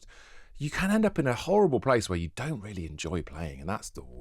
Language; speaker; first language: English; native; English